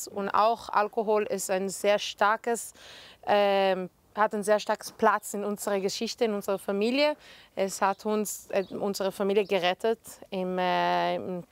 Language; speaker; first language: German; non-native, fluent; Hebrew